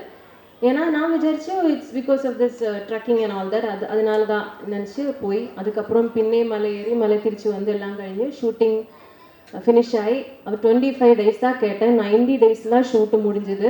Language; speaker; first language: Tamil; non-native, learner; Malayalam